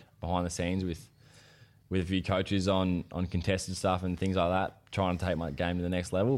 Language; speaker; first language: English; native; English